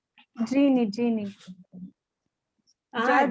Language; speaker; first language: Hindi; non-native, learner; Russian